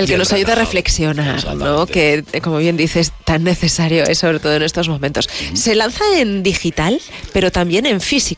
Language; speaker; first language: Spanish; native; Spanish